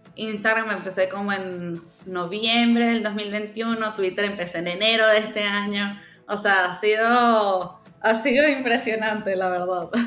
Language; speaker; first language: Spanish; native; Spanish